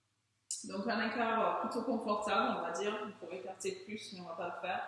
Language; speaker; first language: French; native; French